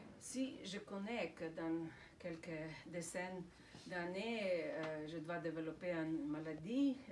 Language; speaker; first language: French; non-native, fluent; Slovenian